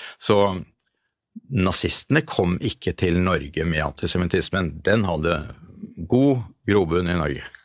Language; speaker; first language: Norwegian; early bilingual, other home language; Hungarian